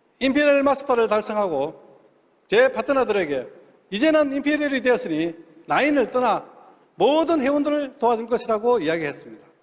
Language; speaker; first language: Korean; native; Korean